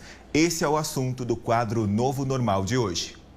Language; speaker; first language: Portuguese; native; Portuguese